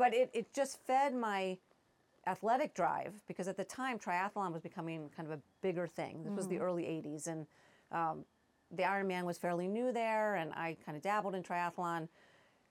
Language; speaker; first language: English; native; English